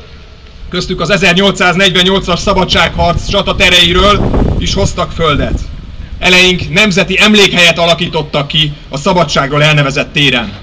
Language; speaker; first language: Hungarian; native; Hungarian